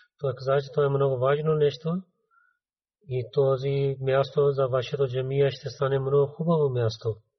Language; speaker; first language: Bulgarian; non-native, fluent; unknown